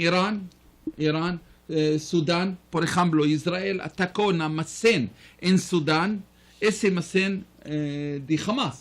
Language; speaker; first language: Spanish; non-native, learner; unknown